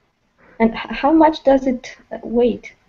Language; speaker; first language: English; non-native, learner; Russian